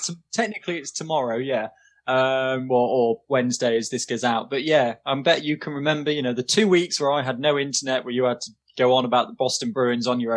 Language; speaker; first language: English; native; English